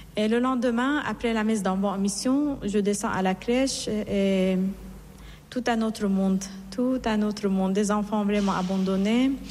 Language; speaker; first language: French; non-native, fluent; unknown